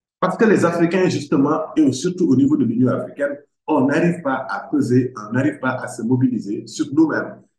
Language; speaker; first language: French; non-native, local second language; Wolof